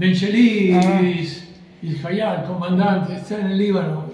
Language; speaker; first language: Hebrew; non-native, learner; Spanish